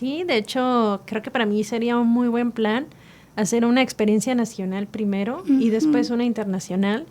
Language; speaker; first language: Spanish; native; Spanish